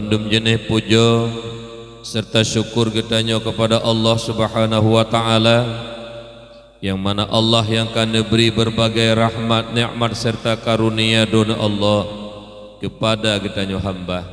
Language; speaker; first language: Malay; non-native, local second language; Achinese